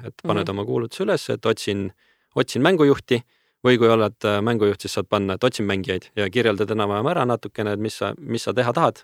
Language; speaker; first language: Estonian; native; Estonian